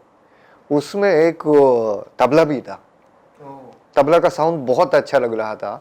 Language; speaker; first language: Hindi; non-native, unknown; Japanese